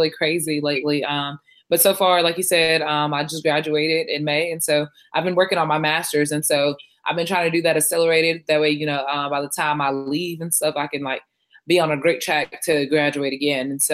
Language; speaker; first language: English; non-native, local second language; Shona